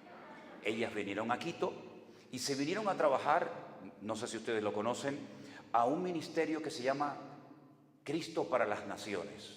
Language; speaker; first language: Spanish; native; Spanish